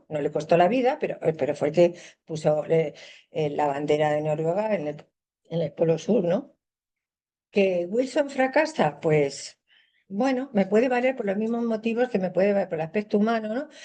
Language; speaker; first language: Spanish; native; Spanish